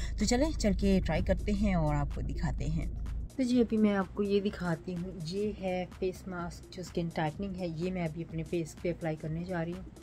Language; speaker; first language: Urdu; native; Urdu